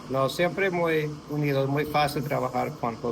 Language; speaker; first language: Spanish; non-native, fluent; English